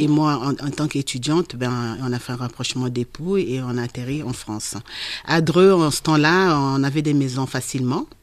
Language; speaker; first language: French; non-native, local second language; Lingala